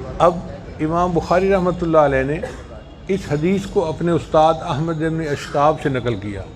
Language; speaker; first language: Urdu; non-native, local second language; Punjabi